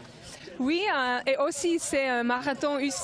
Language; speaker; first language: French; non-native, local second language; German